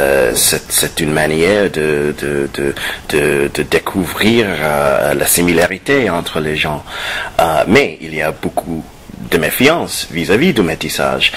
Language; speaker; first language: French; non-native, fluent; English